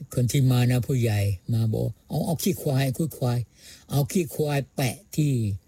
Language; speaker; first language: Thai; non-native, local second language; Pattani Malay